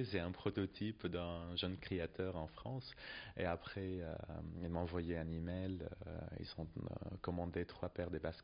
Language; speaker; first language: French; non-native, learner; Arabic